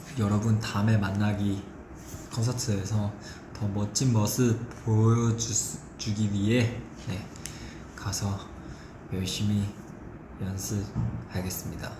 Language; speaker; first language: Korean; non-native, fluent; Chinese